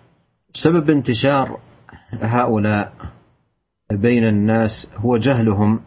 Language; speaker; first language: Arabic; native; Arabic